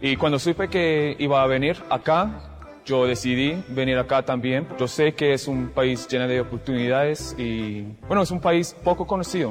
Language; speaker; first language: Spanish; non-native, fluent; English